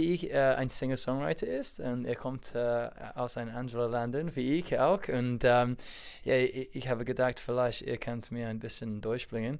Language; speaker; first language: German; non-native, learner; English